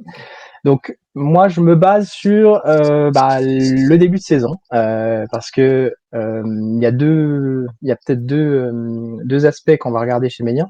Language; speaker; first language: French; native; French